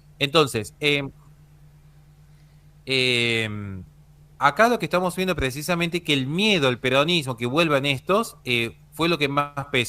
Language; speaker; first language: Spanish; native; Spanish